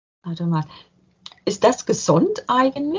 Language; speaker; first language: German; non-native, learner; English